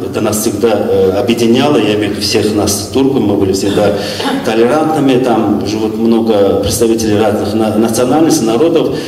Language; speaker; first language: Russian; non-native, local second language; Azerbaijani